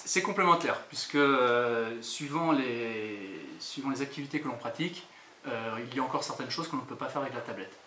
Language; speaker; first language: French; native; French